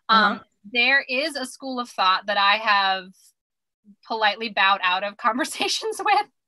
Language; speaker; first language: English; native; English